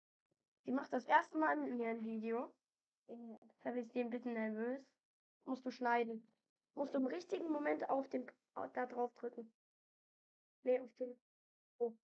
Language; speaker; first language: German; native; German